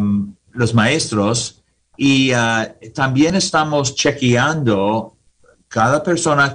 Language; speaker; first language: Spanish; non-native, learner; English